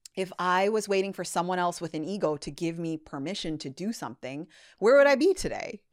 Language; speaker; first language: English; native; English